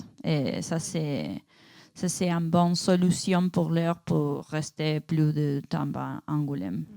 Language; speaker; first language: French; non-native, learner; Spanish